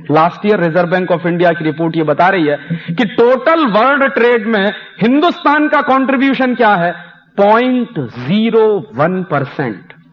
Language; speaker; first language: Hindi; native; Hindi